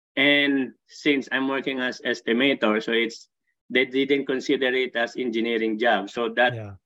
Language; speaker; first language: English; non-native, local second language; Filipino